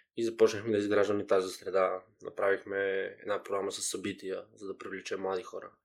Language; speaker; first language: Bulgarian; native; Bulgarian